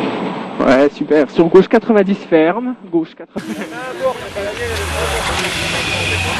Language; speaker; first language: French; native; French